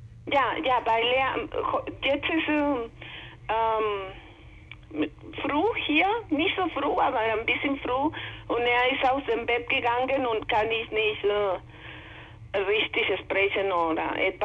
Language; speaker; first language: German; non-native, learner; Spanish